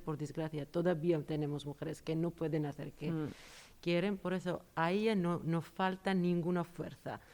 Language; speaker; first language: Spanish; non-native, fluent; Georgian